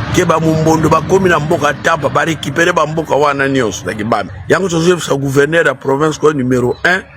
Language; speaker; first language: Lingala; non-native, local second language; Kongo